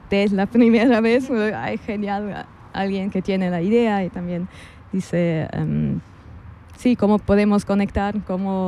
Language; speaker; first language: Spanish; non-native, fluent; German